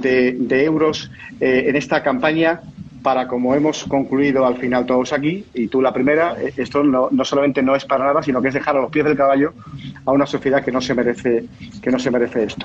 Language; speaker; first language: Spanish; native; Spanish